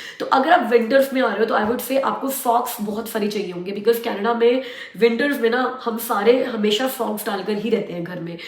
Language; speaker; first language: Hindi; native; Hindi